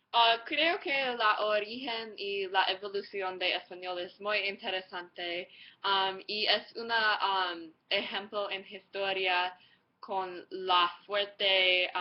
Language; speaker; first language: Spanish; non-native, learner; English